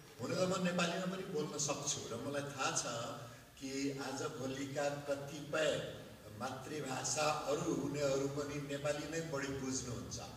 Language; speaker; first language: Nepali; non-native, local second language; Maithili